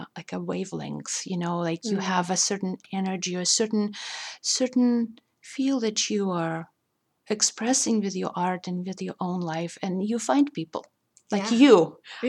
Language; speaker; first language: English; non-native, fluent; Russian